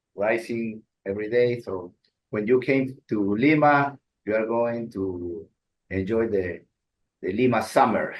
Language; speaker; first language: English; non-native, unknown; Spanish